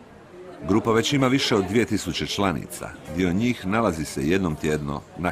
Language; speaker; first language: Croatian; native; Croatian